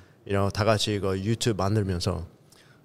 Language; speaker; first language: Korean; early bilingual, heritage; Korean